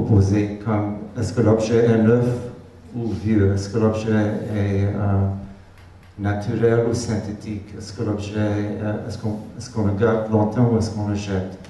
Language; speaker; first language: French; non-native, fluent; Hungarian